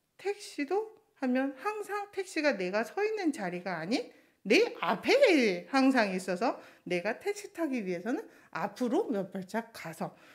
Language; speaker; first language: Korean; non-native, fluent; Chinese